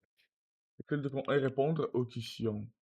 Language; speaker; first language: French; non-native, learner; Russian